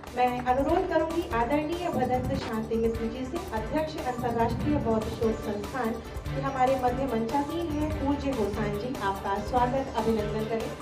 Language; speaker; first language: Hindi; native; Hindi